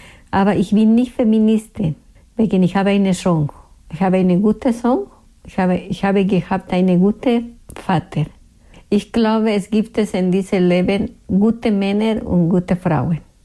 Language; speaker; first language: German; non-native, learner; Spanish